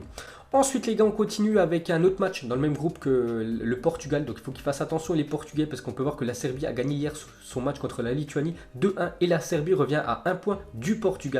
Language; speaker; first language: French; native; French